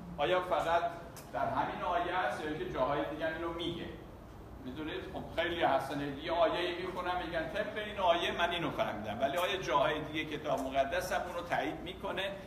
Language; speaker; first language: Persian; non-native, local second language; Armenian